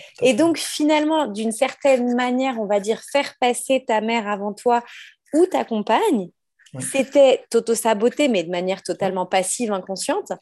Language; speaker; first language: French; native; French